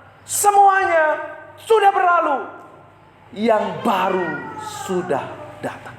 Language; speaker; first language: Indonesian; native; Indonesian